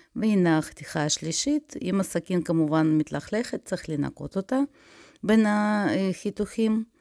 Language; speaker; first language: Hebrew; non-native, fluent; Russian